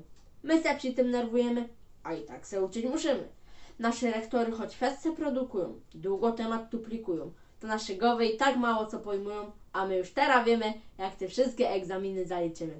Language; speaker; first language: Polish; native; Polish